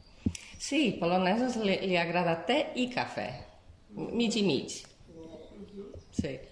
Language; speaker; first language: Catalan; non-native, fluent; Polish